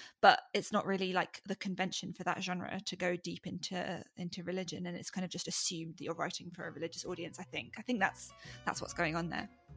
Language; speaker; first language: English; native; English